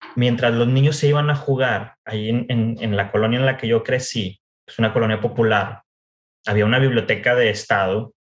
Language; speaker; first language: Spanish; native; Spanish